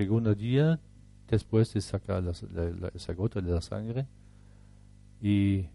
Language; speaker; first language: Spanish; non-native, fluent; German